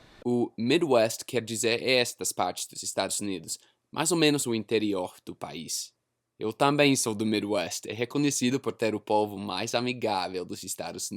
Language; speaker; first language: Portuguese; non-native, fluent; English